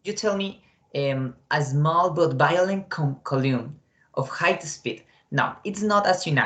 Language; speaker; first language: English; non-native, fluent; Spanish